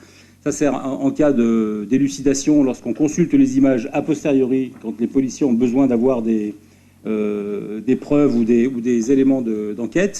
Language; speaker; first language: French; native; French